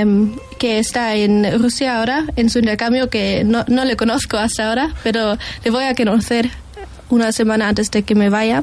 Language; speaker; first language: Spanish; non-native, fluent; German